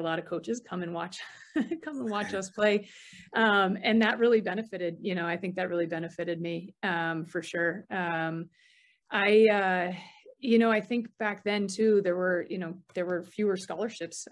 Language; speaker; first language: English; native; English